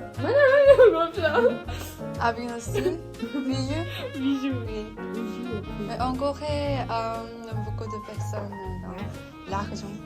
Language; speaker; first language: French; non-native, learner; Korean